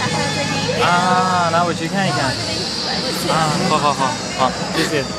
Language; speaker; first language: Chinese; non-native, fluent; Dutch